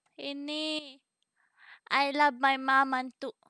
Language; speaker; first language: English; non-native, learner; Indonesian